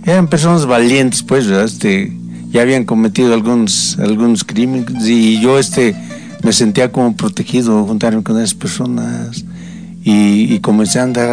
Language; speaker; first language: Spanish; native; Spanish